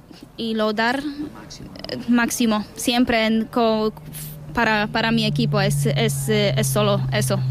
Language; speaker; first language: Spanish; non-native, learner; Polish